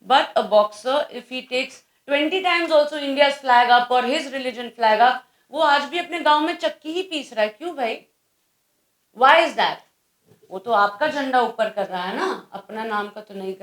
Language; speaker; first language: Hindi; native; Hindi